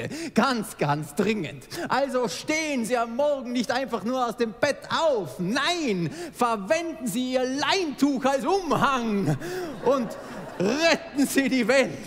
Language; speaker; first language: German; native; German